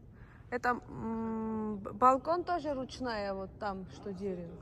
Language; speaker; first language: Russian; non-native, fluent; Georgian